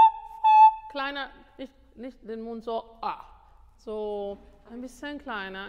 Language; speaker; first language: German; non-native, fluent; Italian